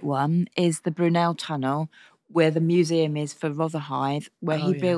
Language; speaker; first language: English; native; English